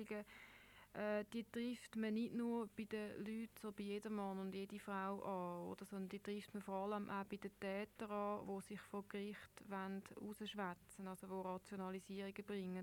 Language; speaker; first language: German; native; German